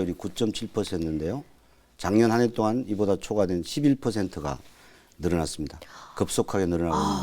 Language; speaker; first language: Korean; native; Korean